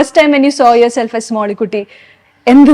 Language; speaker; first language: Malayalam; native; Malayalam